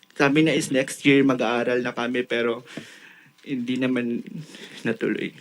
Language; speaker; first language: Filipino; non-native, local second language; Waray